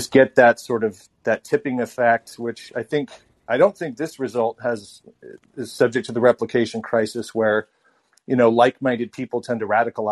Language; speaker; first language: English; native; English